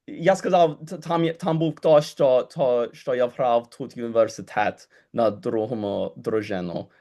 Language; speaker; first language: Ukrainian; early bilingual, heritage; Ukrainian